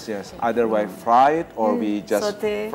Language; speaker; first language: English; non-native, fluent; Indonesian